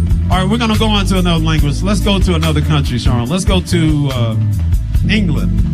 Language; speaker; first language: English; native; English